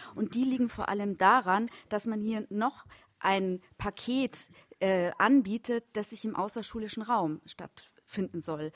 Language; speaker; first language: German; native; German